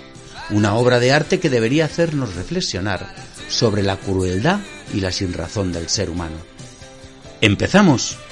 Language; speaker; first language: Spanish; native; Spanish